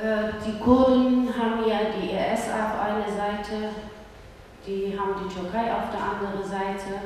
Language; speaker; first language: German; early bilingual, other home language; Kurdish